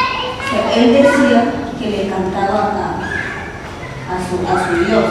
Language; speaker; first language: Spanish; non-native, local second language; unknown